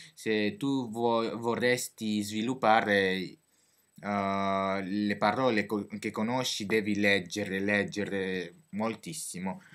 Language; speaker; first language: Italian; non-native, learner; French